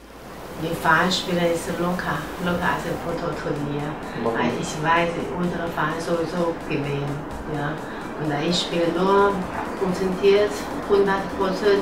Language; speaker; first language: German; non-native, learner; Chinese